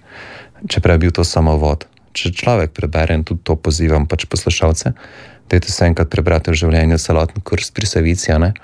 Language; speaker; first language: Slovenian; native; Slovenian